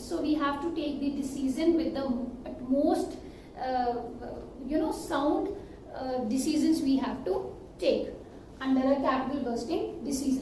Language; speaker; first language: English; non-native, local second language; Hindi